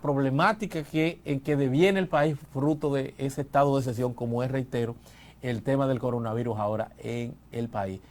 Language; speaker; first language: Spanish; native; Spanish